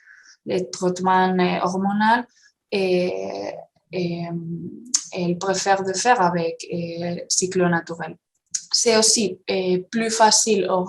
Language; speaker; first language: French; non-native, fluent; Spanish